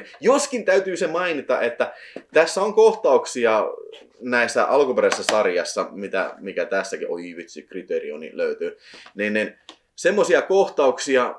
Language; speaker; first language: Finnish; native; Finnish